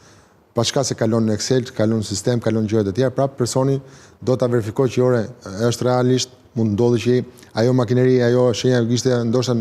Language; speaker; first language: Albanian; native; Albanian